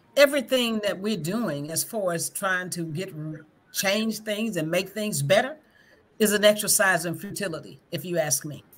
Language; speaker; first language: English; native; English